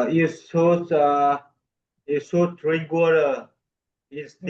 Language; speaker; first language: English; non-native, learner; Vietnamese